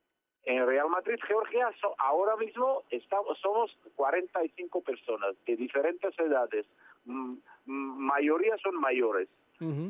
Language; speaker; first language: Spanish; non-native, fluent; Georgian